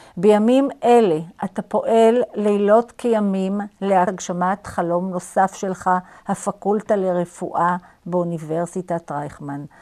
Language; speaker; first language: Hebrew; native; Hebrew